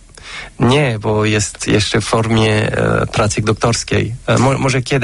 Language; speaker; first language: Polish; non-native, fluent; French